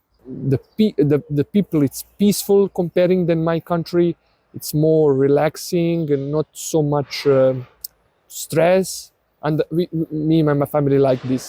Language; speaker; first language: English; non-native, learner; Serbian